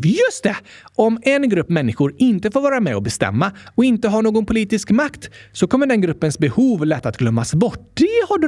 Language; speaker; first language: Swedish; native; Swedish